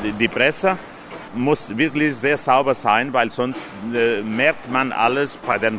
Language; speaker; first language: German; non-native, fluent; Portuguese